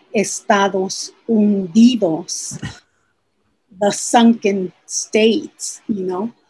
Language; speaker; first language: English; early bilingual, other home language; Spanish